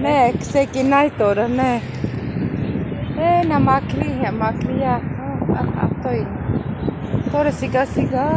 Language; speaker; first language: Greek; non-native, fluent; Armenian